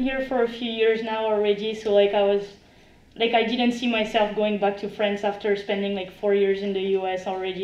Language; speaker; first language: English; non-native, fluent; French